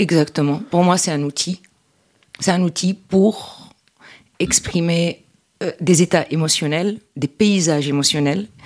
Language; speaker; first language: French; non-native, local second language; Arabic